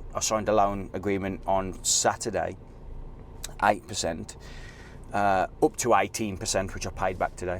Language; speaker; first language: English; native; English